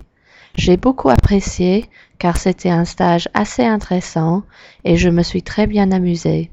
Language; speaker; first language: French; non-native, learner; English